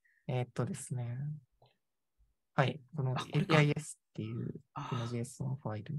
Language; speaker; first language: Japanese; native; Japanese